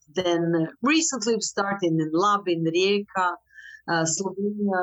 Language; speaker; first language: English; non-native, fluent; Croatian